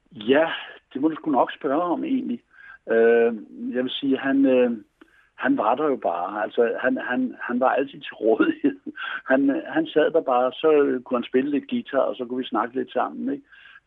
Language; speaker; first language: Danish; native; Danish